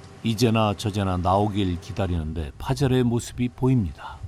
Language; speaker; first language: Korean; native; Korean